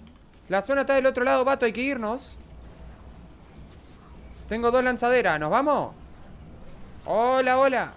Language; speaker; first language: Spanish; native; Spanish